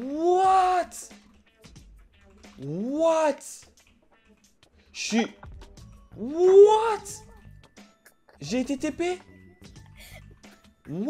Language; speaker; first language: French; native; French